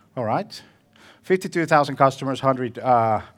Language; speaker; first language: English; non-native, fluent; Finnish